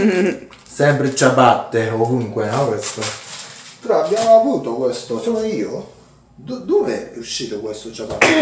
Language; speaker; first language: Italian; non-native, learner; Japanese